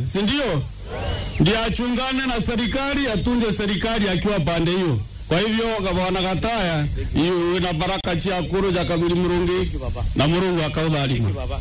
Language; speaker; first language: Swahili; non-native, local second language; Meru